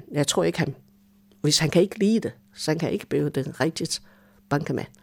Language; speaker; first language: Danish; non-native, fluent; Chinese